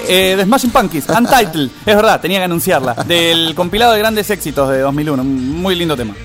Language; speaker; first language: Spanish; native; Spanish